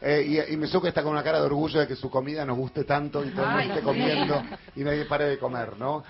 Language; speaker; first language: Spanish; native; Spanish